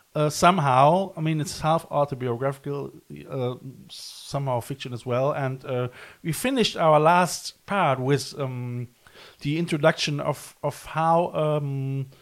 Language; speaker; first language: English; non-native, fluent; German